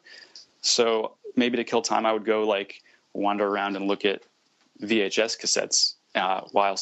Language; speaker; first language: English; native; English